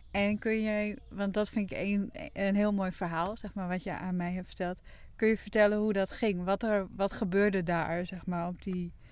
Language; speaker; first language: Dutch; non-native, local second language; Western Frisian